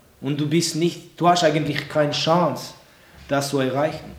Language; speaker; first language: German; non-native, local second language; French